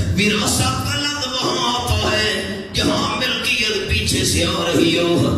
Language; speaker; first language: Urdu; non-native, local second language; Pashto